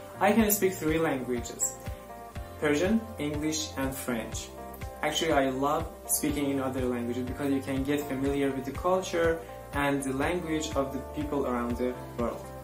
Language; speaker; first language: English; non-native, fluent; Persian